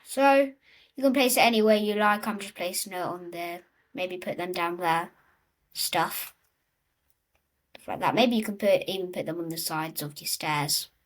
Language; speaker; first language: English; native; English